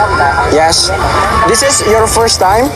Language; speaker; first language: English; non-native, learner; Sundanese